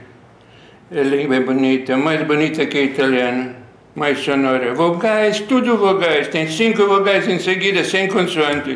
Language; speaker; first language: Portuguese; non-native, fluent; Lithuanian